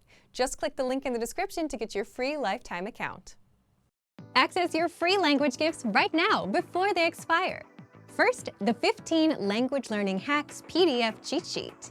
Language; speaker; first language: English; native; English